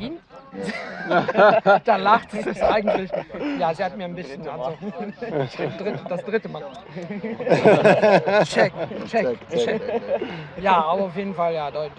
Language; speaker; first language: German; non-native, fluent; Italian